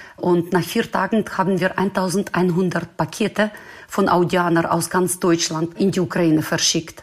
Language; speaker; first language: German; non-native, fluent; Ukrainian